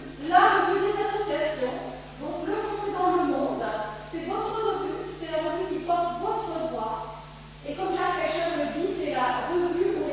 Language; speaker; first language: French; native; French